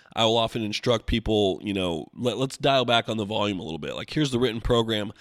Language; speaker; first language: English; native; English